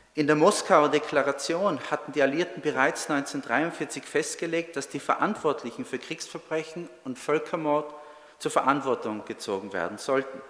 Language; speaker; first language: German; native; German